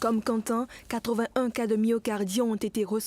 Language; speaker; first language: French; native; French